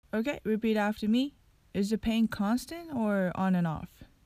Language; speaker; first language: English; non-native, fluent; Japanese